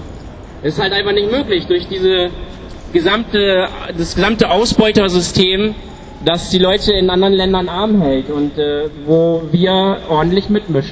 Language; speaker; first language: German; native; German